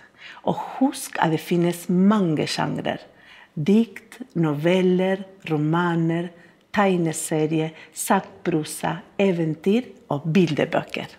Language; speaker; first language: Norwegian; non-native, fluent; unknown